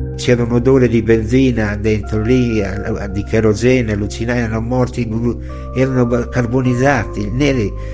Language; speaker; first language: Italian; native; Italian